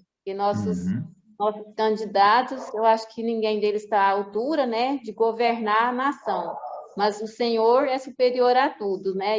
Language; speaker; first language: Portuguese; native; Portuguese